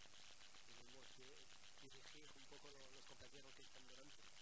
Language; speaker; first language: Spanish; non-native, learner; French